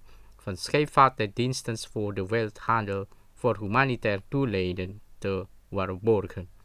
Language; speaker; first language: Dutch; non-native, fluent; Indonesian